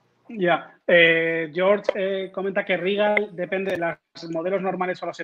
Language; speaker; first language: Spanish; native; Spanish